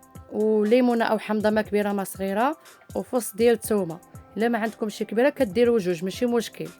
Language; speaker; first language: Arabic; native; Arabic